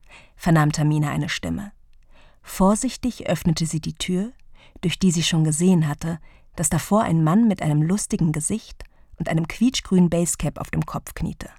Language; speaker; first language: German; native; German